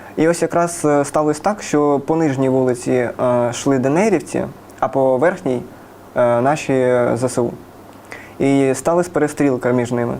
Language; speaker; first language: Ukrainian; native; Ukrainian